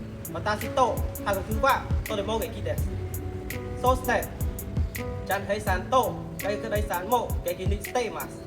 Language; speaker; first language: Japanese; non-native, learner; Khmer